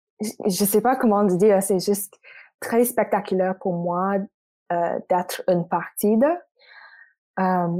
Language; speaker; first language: French; non-native, local second language; English